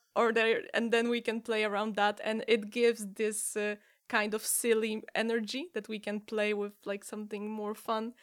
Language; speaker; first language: English; non-native, fluent; Polish